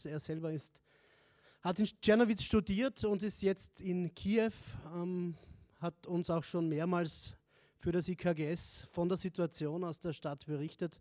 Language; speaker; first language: German; native; German